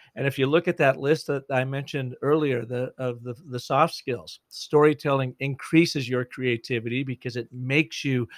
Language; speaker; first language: English; native; English